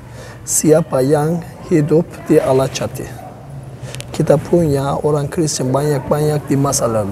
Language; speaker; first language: Indonesian; non-native, learner; Turkish